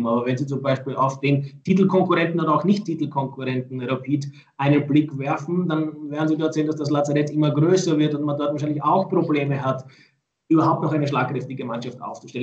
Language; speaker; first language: German; native; German